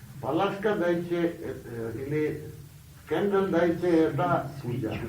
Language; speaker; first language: Russian; non-native, learner; Bangla